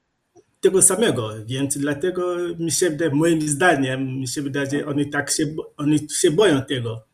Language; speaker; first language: Polish; non-native, fluent; Lingala